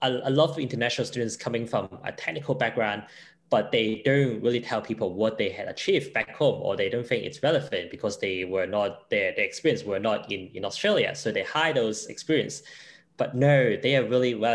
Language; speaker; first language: English; non-native, local second language; Cantonese